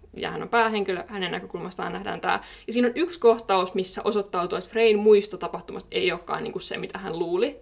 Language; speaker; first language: Finnish; native; Finnish